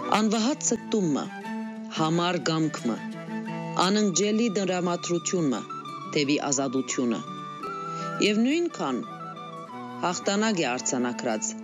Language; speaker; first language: Armenian; early bilingual, heritage; Armenian